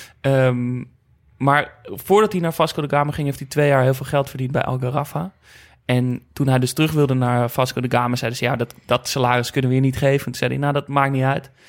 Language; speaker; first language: Dutch; native; Dutch